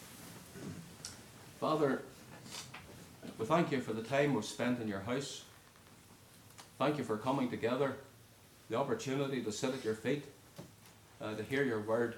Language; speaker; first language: English; native; English